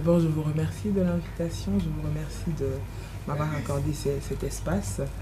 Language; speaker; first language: French; non-native, local second language; Lingala